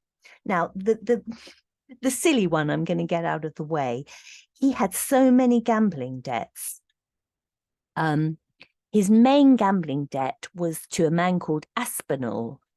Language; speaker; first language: English; native; English